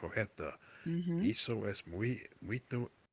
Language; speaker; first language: Portuguese; non-native, learner; English